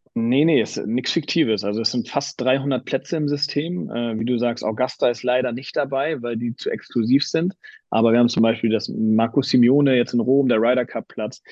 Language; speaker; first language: German; native; German